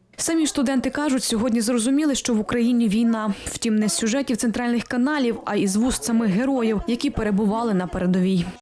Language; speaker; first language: Ukrainian; native; Ukrainian